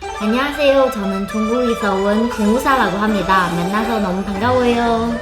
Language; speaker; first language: Korean; non-native, learner; Chinese